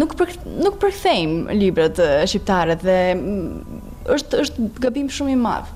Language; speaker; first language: Albanian; non-native, learner; Serbian